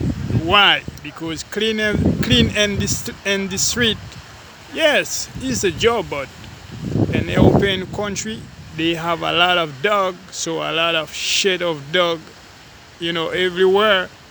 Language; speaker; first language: English; non-native, learner; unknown